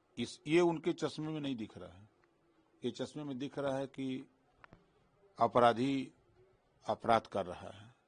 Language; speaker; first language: Hindi; native; Hindi